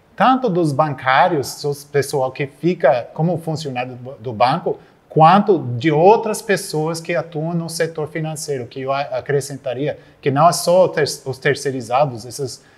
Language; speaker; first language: Portuguese; non-native, fluent; English